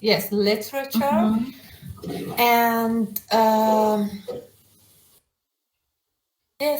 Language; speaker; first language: English; non-native, learner; Persian